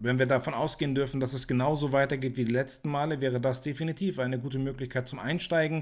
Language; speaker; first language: German; native; German